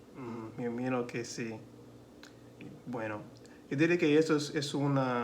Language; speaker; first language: Spanish; non-native, learner; English